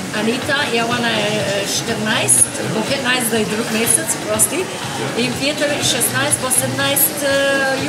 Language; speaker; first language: Slovenian; early bilingual, heritage; Slovenian